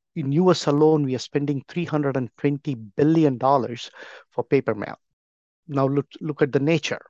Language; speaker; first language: English; non-native, local second language; Tamil